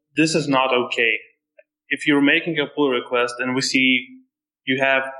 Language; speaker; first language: English; non-native, fluent; Lithuanian